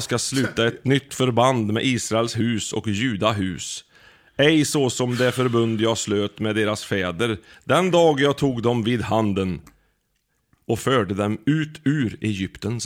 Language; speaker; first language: Swedish; native; Swedish